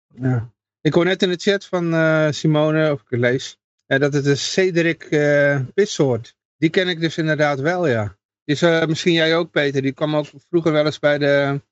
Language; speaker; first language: Dutch; native; Dutch